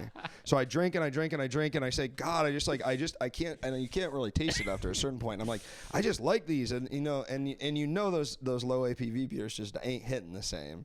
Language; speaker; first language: English; native; English